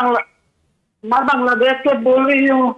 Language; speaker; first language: Hindi; non-native, learner; Bangla